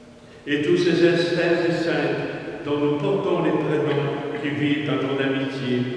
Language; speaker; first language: French; native; French